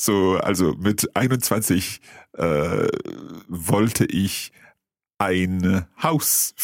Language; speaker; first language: German; non-native, learner; English